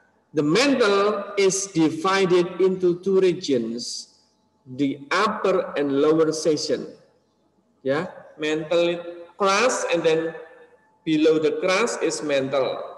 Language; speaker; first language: English; non-native, learner; Indonesian